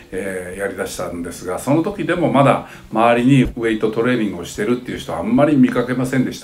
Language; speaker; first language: Japanese; native; Japanese